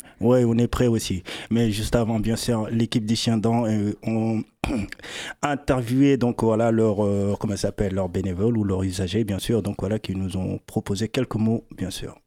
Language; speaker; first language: French; native; French